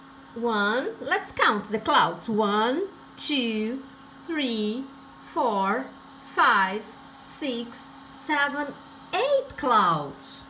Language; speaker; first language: English; non-native, fluent; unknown